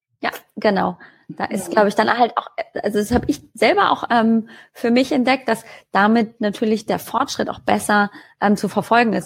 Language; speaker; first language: German; native; German